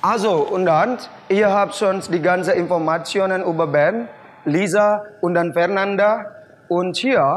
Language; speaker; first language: German; non-native, fluent; Indonesian